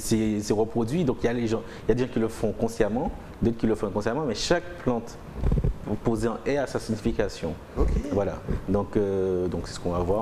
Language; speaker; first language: French; native; French